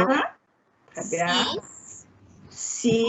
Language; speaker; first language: French; non-native, fluent; Malay